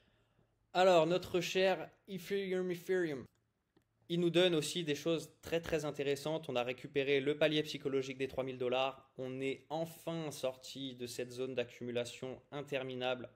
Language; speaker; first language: French; native; French